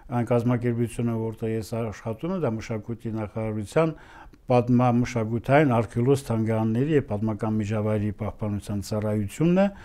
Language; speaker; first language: Armenian; native; Armenian